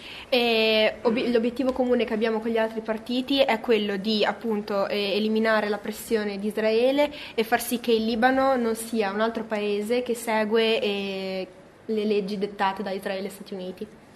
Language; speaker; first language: Italian; native; Italian